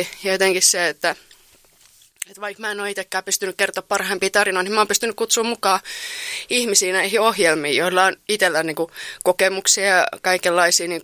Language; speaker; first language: Finnish; native; Finnish